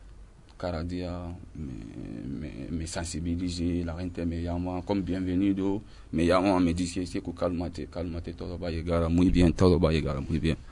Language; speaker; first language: Spanish; non-native, learner; French